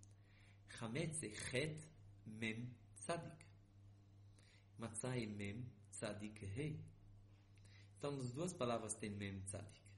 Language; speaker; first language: Portuguese; non-native, fluent; Hebrew